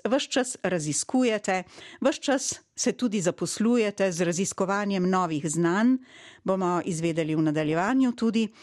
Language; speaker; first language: Slovenian; native; Slovenian